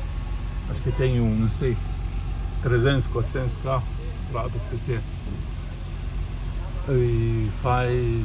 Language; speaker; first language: Portuguese; non-native, local second language; Arabic